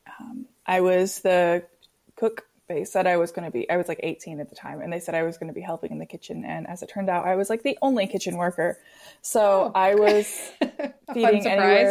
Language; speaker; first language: English; native; English